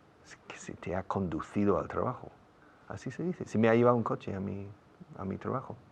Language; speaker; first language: Spanish; non-native, fluent; English